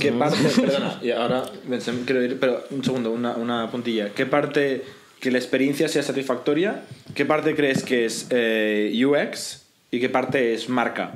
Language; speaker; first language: Spanish; native; Spanish